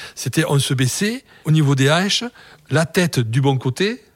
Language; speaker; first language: French; native; French